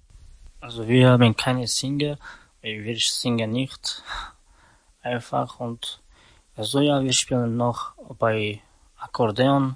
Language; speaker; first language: German; non-native, learner; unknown